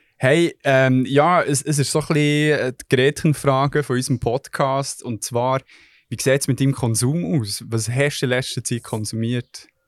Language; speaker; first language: German; early bilingual, other home language; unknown